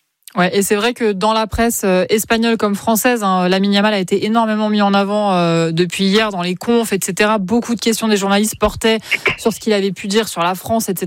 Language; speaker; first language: French; native; French